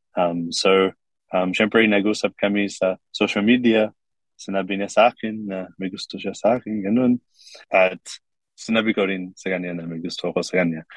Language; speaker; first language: Filipino; non-native, fluent; English